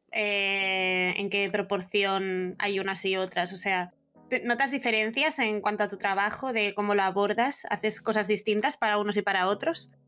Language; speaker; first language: Spanish; native; Spanish